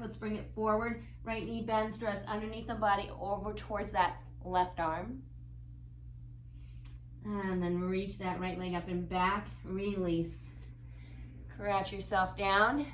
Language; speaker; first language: English; native; English